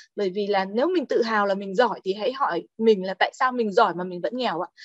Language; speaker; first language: Vietnamese; native; Vietnamese